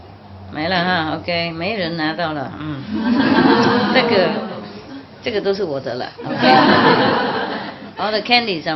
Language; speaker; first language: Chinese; non-native, fluent; Vietnamese